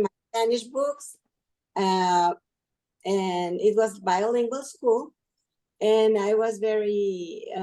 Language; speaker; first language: English; non-native, learner; Spanish